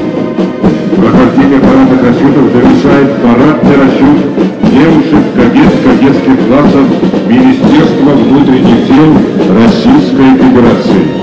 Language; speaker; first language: Russian; native; Russian